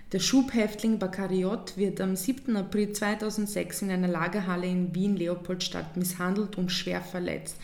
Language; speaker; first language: German; early bilingual, other home language; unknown